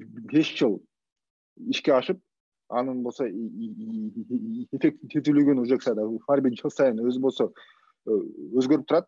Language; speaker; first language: Kyrgyz; non-native, local second language; Russian